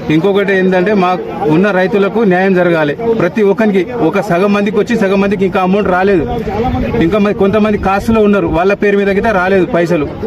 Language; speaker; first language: Telugu; non-native, local second language; Lambadi